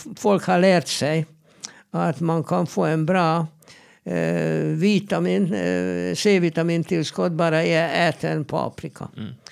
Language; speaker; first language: Swedish; non-native, fluent; Hungarian